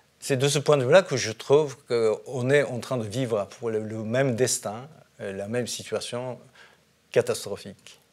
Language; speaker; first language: French; non-native, fluent; Japanese